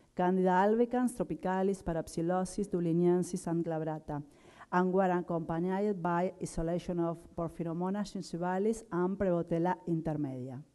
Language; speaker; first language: English; non-native, learner; Spanish